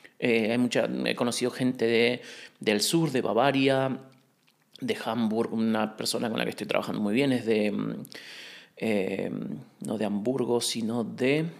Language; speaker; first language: Spanish; native; Spanish